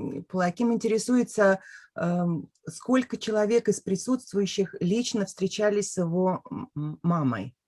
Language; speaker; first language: Russian; native; Russian